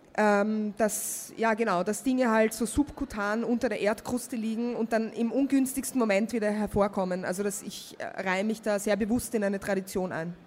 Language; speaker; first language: German; native; German